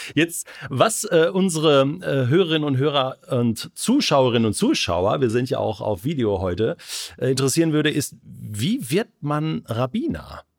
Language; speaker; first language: German; native; German